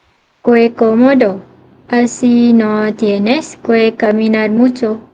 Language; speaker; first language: Spanish; non-native, learner; Malay